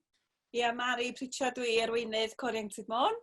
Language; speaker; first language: Welsh; native; Welsh